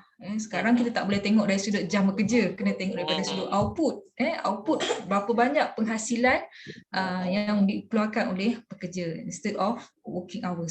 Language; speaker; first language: Malay; native; Malay